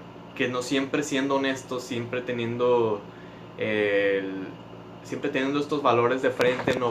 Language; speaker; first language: Spanish; native; Spanish